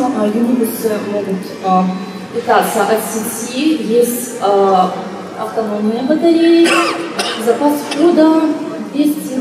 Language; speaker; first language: Russian; native; Russian